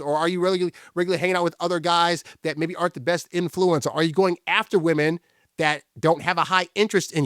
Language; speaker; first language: English; native; English